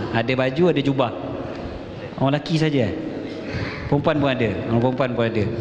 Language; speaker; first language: Malay; native; Malay